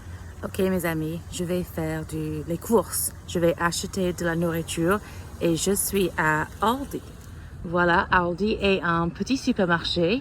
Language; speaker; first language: French; non-native, fluent; English